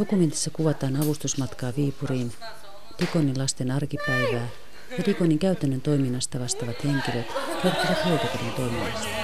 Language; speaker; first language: Finnish; native; Finnish